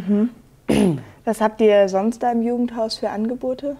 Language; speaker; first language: German; native; German